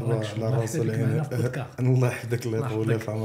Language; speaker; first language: Arabic; native; Arabic